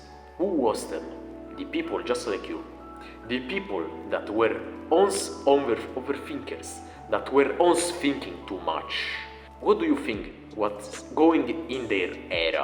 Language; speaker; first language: English; non-native, fluent; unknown